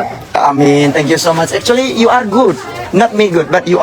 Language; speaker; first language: English; non-native, fluent; Indonesian